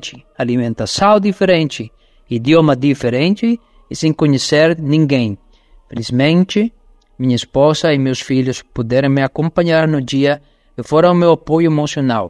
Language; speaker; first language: Portuguese; non-native, fluent; Spanish